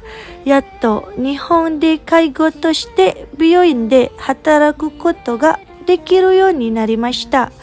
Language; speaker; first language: Japanese; non-native, learner; Indonesian